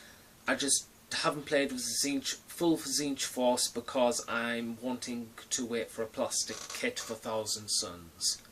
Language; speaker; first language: English; native; English